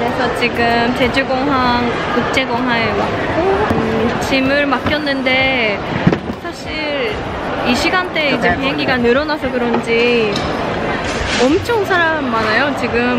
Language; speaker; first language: Korean; non-native, fluent; Japanese